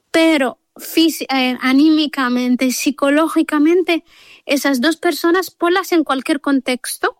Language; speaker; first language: Spanish; non-native, local second language; Arabic